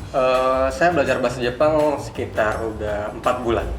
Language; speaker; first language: Indonesian; native; Indonesian